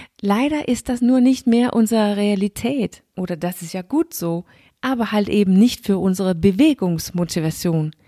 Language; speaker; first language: German; non-native, fluent; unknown